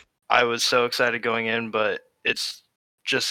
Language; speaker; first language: English; native; English